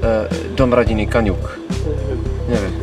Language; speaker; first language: Polish; non-native, learner; Slovak